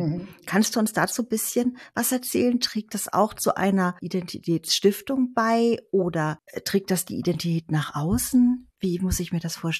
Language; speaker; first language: German; native; German